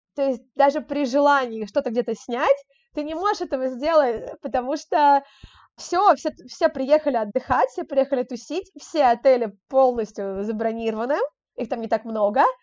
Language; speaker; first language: Russian; native; Russian